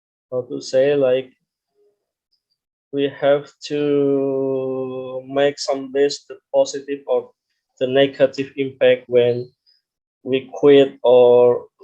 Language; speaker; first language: English; non-native, learner; Indonesian